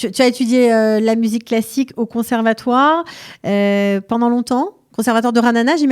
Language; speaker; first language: French; native; French